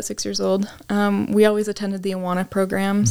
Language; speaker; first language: English; native; English